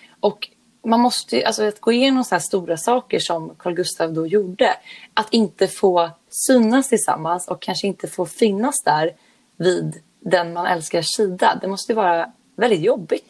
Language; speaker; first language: Swedish; native; Swedish